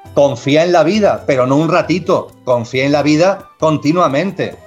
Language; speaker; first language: Spanish; native; Spanish